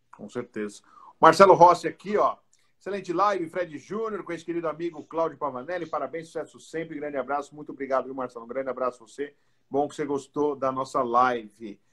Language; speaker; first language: Portuguese; native; Portuguese